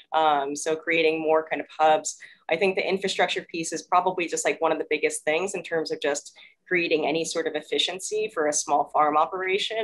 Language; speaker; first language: English; early bilingual, other home language; Korean